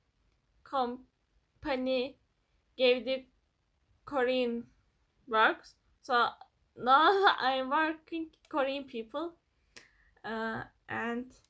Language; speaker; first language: English; non-native, learner; Turkish